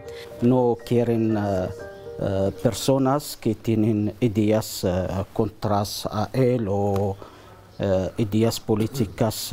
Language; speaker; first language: Spanish; non-native, learner; Arabic